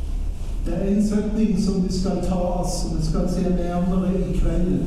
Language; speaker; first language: Norwegian; non-native, fluent; German